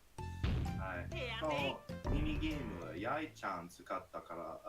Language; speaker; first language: Japanese; non-native, learner; English